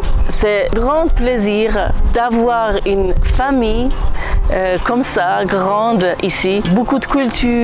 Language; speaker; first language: French; non-native, learner; Kurdish